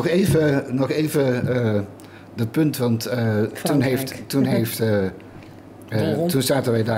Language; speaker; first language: Dutch; native; Dutch